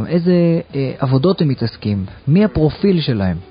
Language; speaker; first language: Hebrew; native; Hebrew